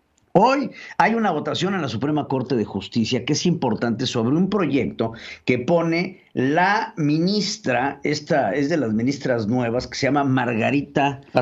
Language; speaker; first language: Spanish; native; Spanish